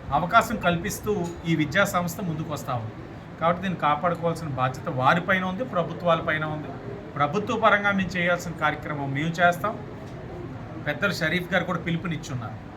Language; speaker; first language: Telugu; native; Telugu